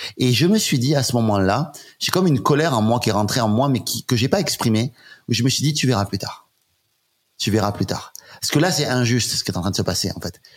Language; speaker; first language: French; native; French